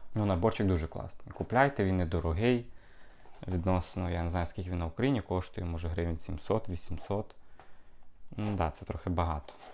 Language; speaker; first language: Ukrainian; non-native, local second language; Russian